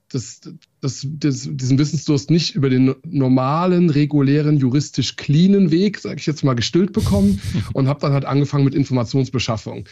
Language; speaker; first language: German; early bilingual, other home language; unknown